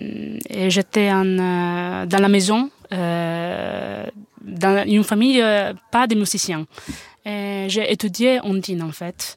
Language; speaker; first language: French; non-native, fluent; Italian